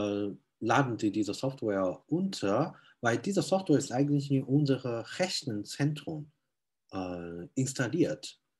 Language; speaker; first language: German; non-native, fluent; Chinese